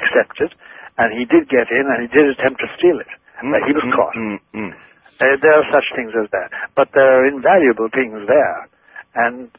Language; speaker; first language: English; non-native, local second language; Irish